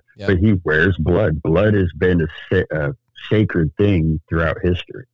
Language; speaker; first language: English; native; English